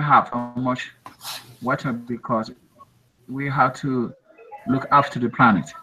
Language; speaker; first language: English; non-native, learner; Spanish